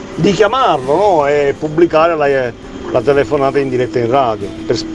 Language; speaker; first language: Italian; native; Italian